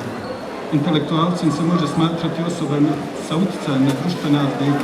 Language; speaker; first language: Bosnian; native; Bosnian